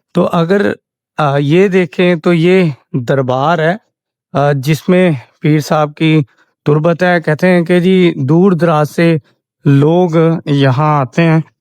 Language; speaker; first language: Urdu; non-native, local second language; Punjabi